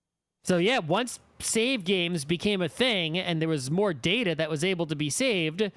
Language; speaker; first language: English; native; English